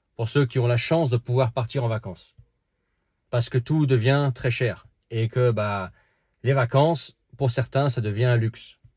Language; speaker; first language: French; early bilingual, other home language; Dutch